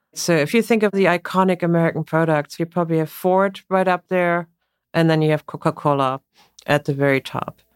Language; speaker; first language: English; non-native, fluent; German